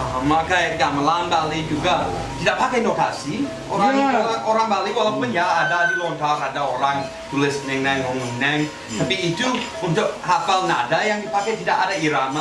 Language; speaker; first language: Indonesian; non-native, fluent; Spanish